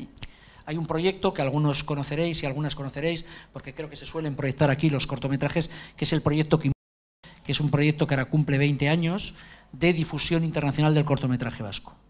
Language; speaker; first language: Spanish; native; Spanish